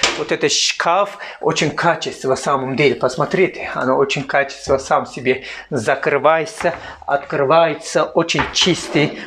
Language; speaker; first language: Russian; non-native, learner; Turkish